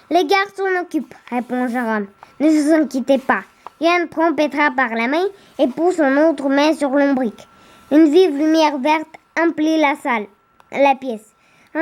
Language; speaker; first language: French; native; French